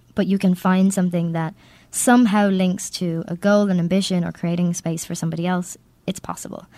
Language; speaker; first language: English; native; English